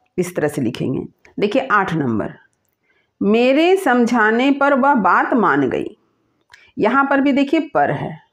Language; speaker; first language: Hindi; native; Hindi